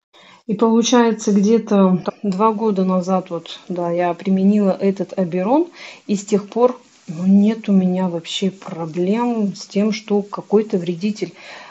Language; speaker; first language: Russian; native; Russian